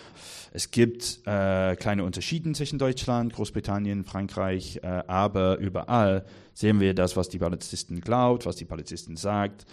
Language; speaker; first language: German; non-native, learner; English